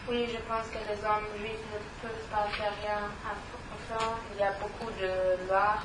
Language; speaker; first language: French; non-native, learner; German